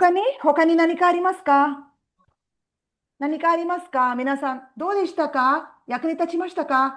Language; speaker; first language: Japanese; non-native, fluent; Tamil